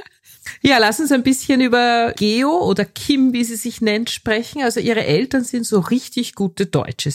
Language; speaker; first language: German; native; German